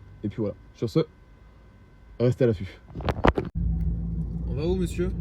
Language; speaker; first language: French; native; French